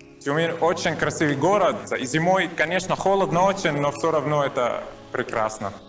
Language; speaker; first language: Russian; non-native, learner; Arabic